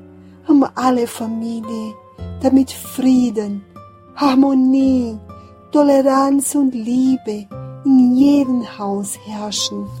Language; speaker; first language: German; non-native, fluent; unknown